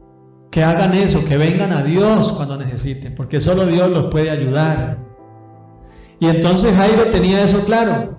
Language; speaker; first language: Spanish; native; Spanish